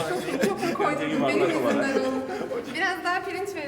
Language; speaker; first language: Turkish; native; Turkish